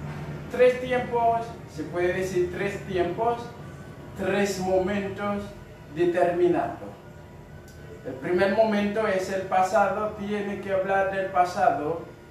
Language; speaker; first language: Spanish; non-native, fluent; Haitian Creole